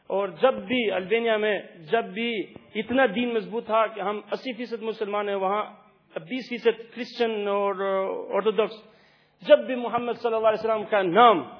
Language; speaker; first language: Urdu; non-native, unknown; Albanian